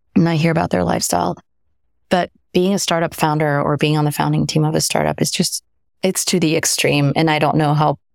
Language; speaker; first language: English; non-native, fluent; French